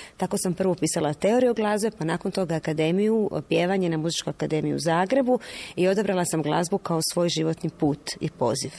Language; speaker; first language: Croatian; native; Croatian